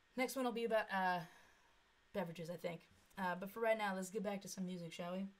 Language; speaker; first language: English; native; English